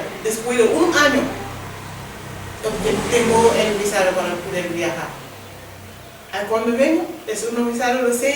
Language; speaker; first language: Spanish; non-native, learner; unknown